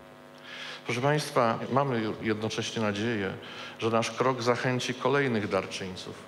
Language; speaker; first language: Polish; native; Polish